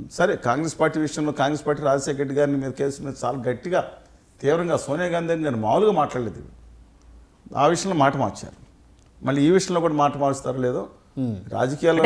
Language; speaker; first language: Telugu; native; Telugu